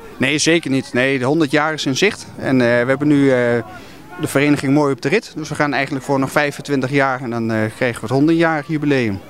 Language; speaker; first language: Dutch; native; Dutch